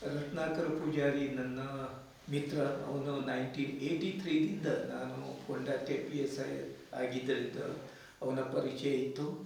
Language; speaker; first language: Kannada; non-native, local second language; Konkani